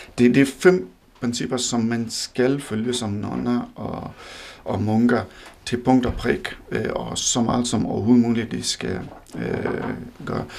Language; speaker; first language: Danish; non-native, fluent; Hindi